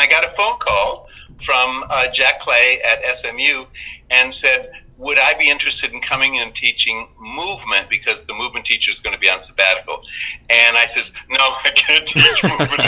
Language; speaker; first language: English; native; English